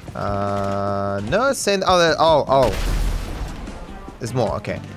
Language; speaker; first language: English; native; English